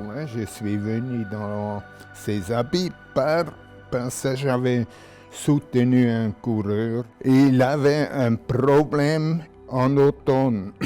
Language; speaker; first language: French; non-native, local second language; German